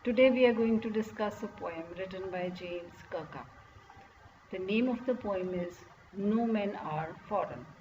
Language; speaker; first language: English; non-native, local second language; Punjabi